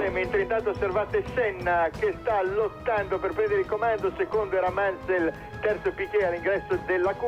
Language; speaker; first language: Italian; native; Italian